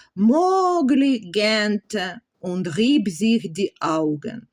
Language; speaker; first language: German; non-native, learner; Ukrainian